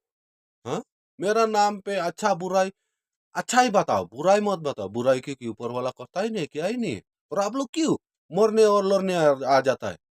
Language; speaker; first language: Hindi; non-native, local second language; Khasi